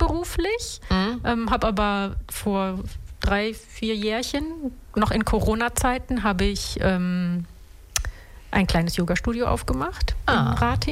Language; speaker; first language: German; early bilingual, other home language; Italian